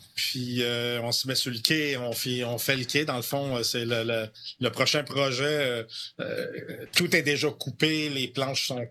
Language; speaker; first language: French; native; French